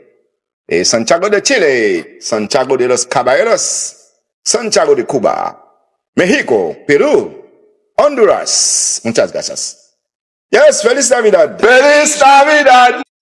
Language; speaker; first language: Spanish; non-native, learner; Haitian Creole